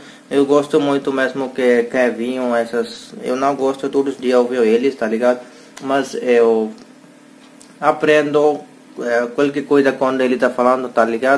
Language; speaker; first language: Portuguese; non-native, learner; Hindi